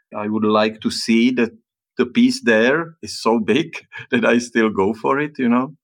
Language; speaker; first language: English; non-native, fluent; Czech